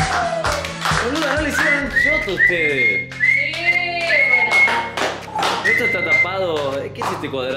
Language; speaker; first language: Spanish; native; Spanish